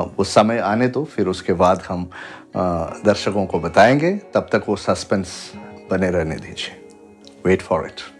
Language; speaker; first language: Hindi; non-native, local second language; Malayalam